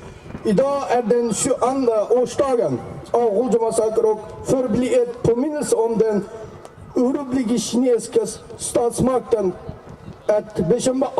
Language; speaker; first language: Swedish; non-native, learner; Uyghur